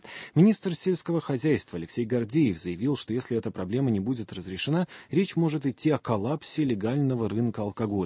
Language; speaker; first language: Russian; native; Russian